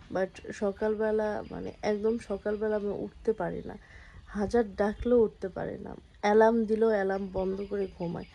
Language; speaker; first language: Bangla; native; Bangla